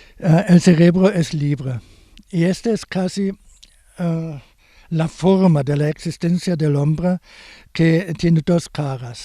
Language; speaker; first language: Spanish; non-native, fluent; German